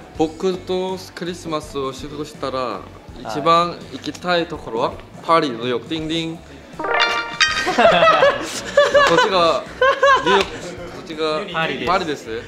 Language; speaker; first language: Japanese; non-native, learner; Korean